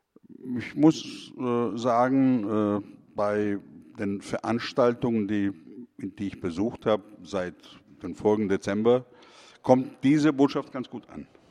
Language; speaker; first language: German; non-native, fluent; Greek